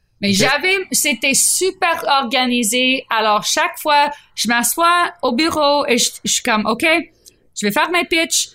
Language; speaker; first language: French; non-native, fluent; English